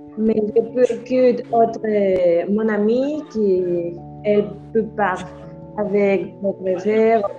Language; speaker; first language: French; non-native, learner; Spanish